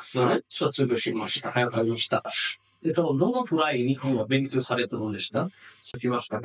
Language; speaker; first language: Japanese; non-native, fluent; Bangla